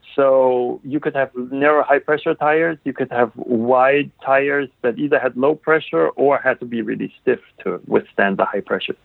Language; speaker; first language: English; non-native, fluent; German